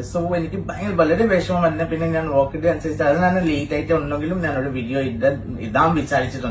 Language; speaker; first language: Malayalam; non-native, fluent; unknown